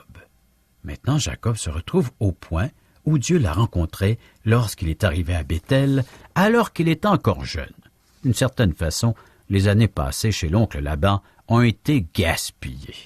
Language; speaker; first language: French; native; French